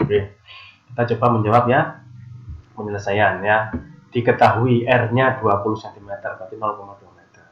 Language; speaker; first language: Indonesian; native; Indonesian